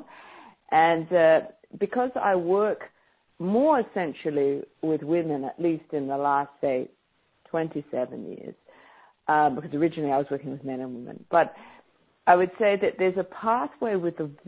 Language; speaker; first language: English; native; English